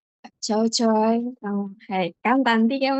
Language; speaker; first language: Cantonese; non-native, learner; Indonesian